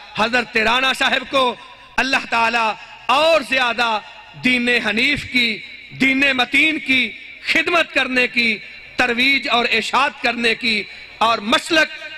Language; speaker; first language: Urdu; non-native, local second language; Punjabi